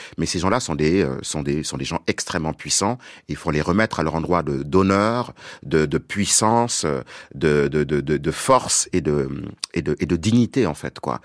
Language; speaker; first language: French; non-native, local second language; Wolof